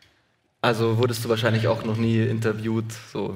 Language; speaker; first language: German; native; German